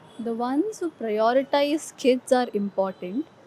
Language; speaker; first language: English; non-native, local second language; Tamil